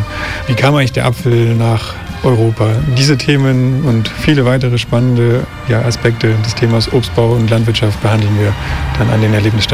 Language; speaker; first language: German; native; German